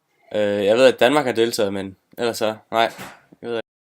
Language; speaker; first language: Danish; native; Danish